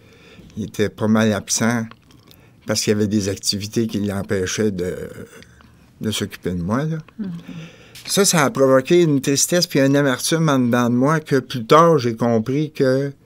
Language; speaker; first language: French; native; French